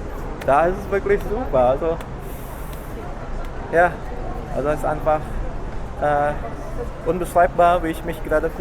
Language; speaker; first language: German; non-native, fluent; Indonesian